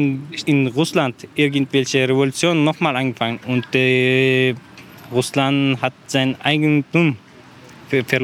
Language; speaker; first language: German; non-native, learner; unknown